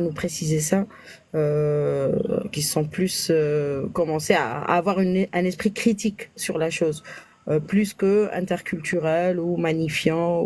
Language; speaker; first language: French; native; French